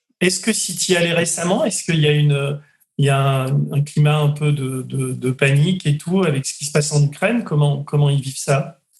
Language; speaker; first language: French; native; French